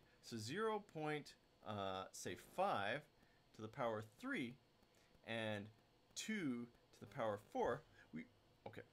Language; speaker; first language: English; native; English